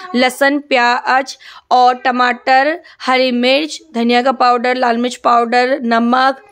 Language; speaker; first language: Hindi; non-native, local second language; Assamese